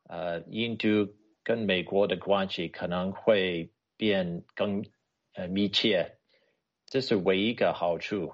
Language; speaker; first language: Chinese; non-native, fluent; English